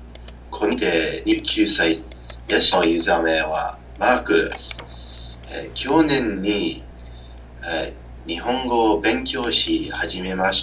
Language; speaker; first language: Japanese; non-native, learner; English